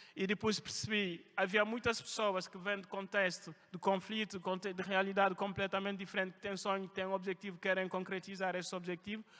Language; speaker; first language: Portuguese; non-native, fluent; French